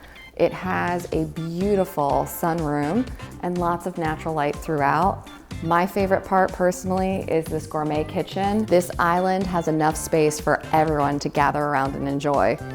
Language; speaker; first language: English; native; English